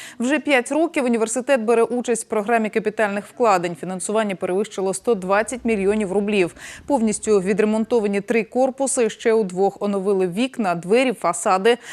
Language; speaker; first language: Ukrainian; native; Ukrainian